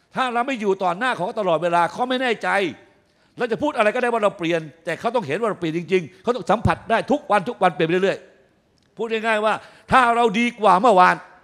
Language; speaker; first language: Thai; native; Thai